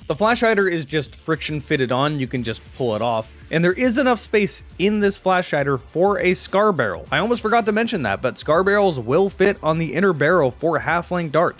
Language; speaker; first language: English; native; English